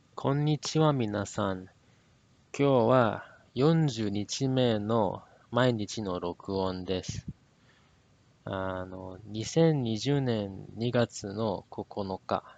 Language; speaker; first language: Japanese; non-native, learner; English